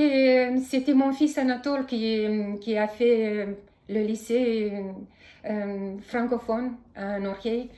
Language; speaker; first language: French; non-native, fluent; Romanian